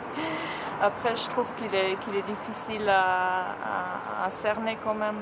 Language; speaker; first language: French; early bilingual, other home language; Ukrainian